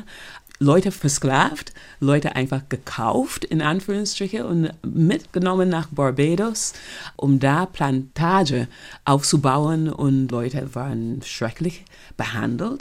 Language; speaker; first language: German; non-native, fluent; English